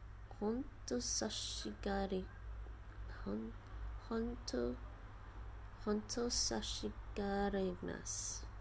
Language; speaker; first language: Japanese; non-native, learner; English